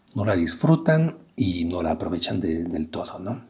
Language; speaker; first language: Spanish; non-native, fluent; French